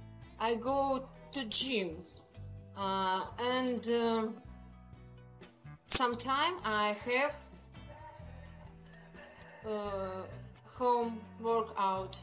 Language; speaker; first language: English; non-native, learner; Russian